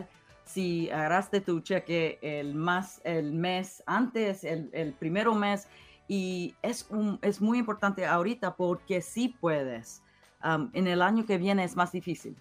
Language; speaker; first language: Spanish; early bilingual, heritage; English